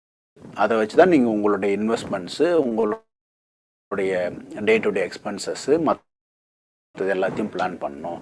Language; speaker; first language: Tamil; native; Tamil